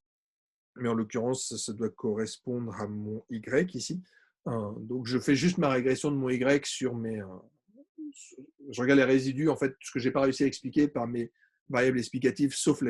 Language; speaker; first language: French; native; French